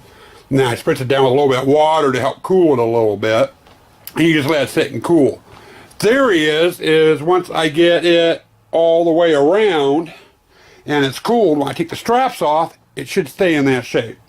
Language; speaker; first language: English; native; English